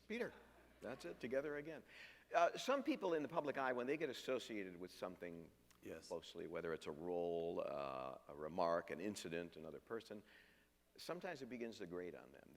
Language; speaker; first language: English; native; English